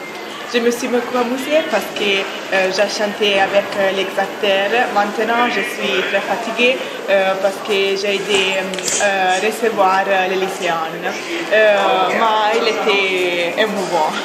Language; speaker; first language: French; non-native, learner; Italian